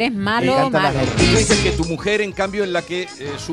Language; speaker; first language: Spanish; native; Spanish